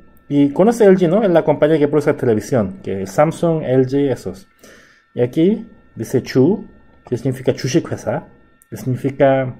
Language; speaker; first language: Spanish; non-native, fluent; Korean